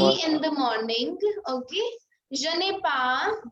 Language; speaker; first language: English; non-native, local second language; Hindi